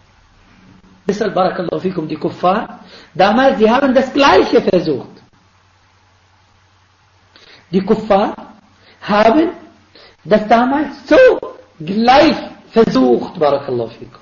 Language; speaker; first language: German; non-native, fluent; Arabic